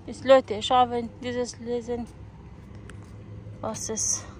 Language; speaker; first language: German; non-native, learner; Persian